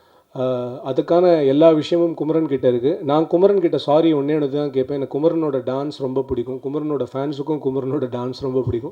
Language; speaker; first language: Tamil; native; Tamil